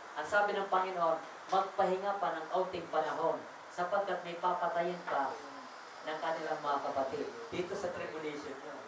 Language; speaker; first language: Filipino; non-native, local second language; Waray